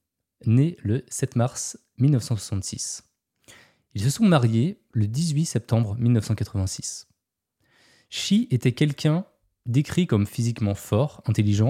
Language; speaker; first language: French; native; French